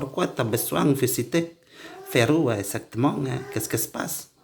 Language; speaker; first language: French; non-native, learner; Indonesian